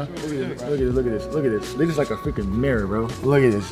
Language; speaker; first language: English; early bilingual, other home language; Spanish